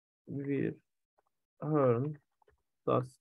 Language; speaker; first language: German; non-native, fluent; Turkish